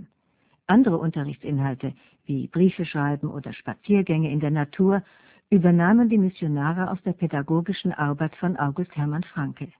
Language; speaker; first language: German; native; German